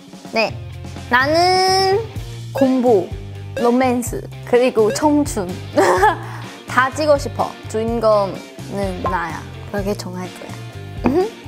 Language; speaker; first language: Korean; non-native, learner; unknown